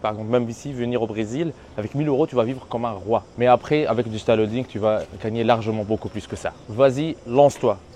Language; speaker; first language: French; native; French